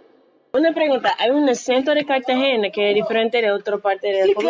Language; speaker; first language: Spanish; non-native, fluent; English